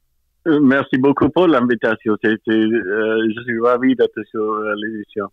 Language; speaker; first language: French; non-native, fluent; English